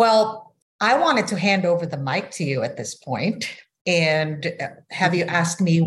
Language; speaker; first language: English; non-native, local second language; Filipino